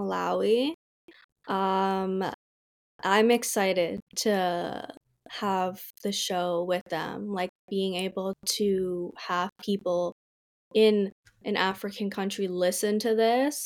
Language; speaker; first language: English; native; English